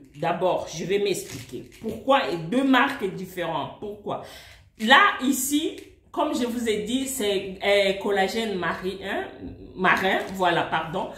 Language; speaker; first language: French; non-native, local second language; Swahili